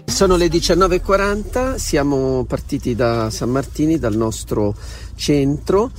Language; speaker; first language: Italian; native; Italian